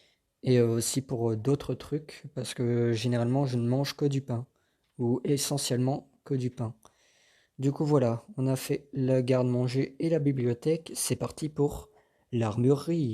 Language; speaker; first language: French; native; French